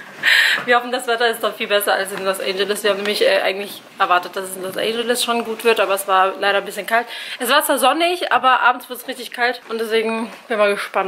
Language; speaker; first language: German; native; German